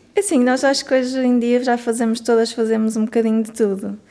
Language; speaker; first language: Portuguese; native; Portuguese